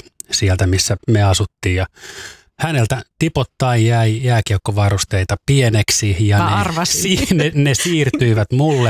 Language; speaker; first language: Finnish; native; Finnish